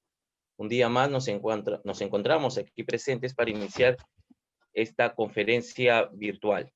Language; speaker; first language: Spanish; native; Spanish